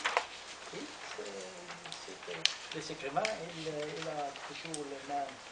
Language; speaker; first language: French; non-native, learner; Norwegian